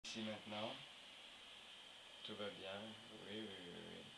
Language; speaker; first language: French; non-native, fluent; English